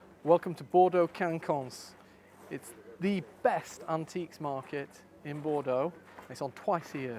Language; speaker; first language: English; native; English